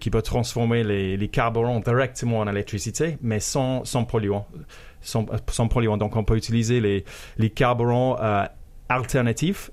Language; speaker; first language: French; non-native, fluent; English